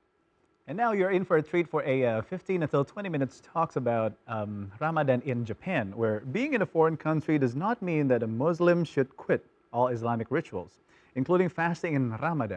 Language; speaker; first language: English; non-native, fluent; Indonesian